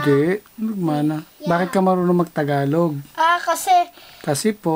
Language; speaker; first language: Filipino; native; Filipino